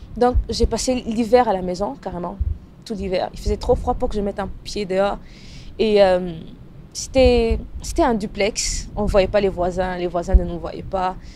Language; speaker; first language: French; non-native, local second language; Lingala